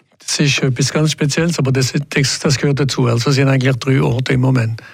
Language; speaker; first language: German; non-native, local second language; French